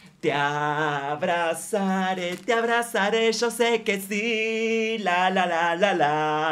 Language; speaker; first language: Spanish; native; Spanish